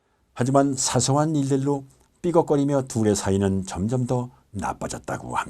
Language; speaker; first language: Korean; native; Korean